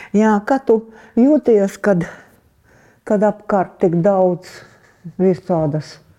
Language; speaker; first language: Latvian; non-native, local second language; Russian